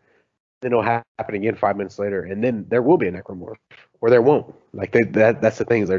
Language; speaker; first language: English; native; English